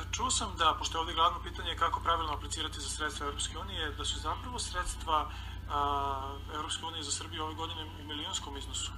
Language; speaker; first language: Serbian; native; Serbian